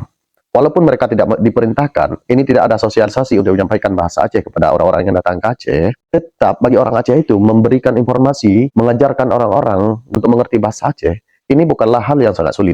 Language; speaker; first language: Indonesian; native; Indonesian